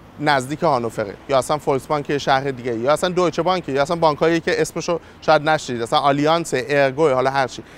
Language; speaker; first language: Persian; native; Persian